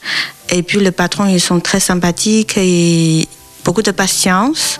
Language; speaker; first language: French; non-native, learner; Chinese